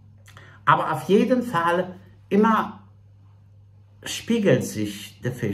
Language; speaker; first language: German; non-native, fluent; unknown